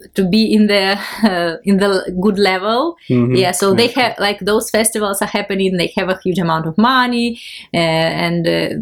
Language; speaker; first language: English; non-native, fluent; Ukrainian